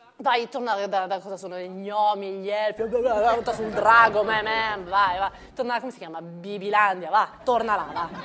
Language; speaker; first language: Italian; native; Italian